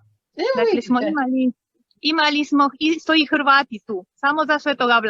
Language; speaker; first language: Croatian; early bilingual, heritage; Croatian